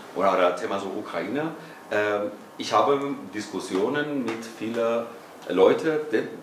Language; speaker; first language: German; non-native, fluent; Spanish